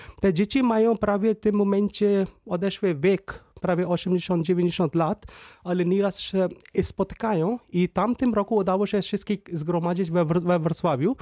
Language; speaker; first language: Polish; non-native, fluent; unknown